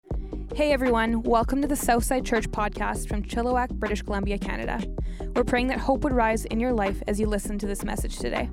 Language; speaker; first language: English; native; English